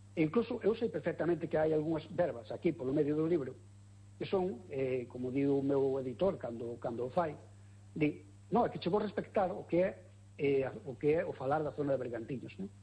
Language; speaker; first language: Galician; native; Galician